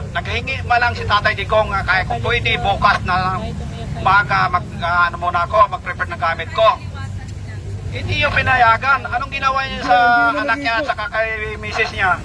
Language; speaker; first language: Filipino; non-native, local second language; Cebuano